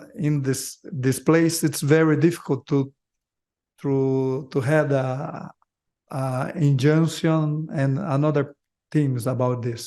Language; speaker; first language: English; non-native, learner; Portuguese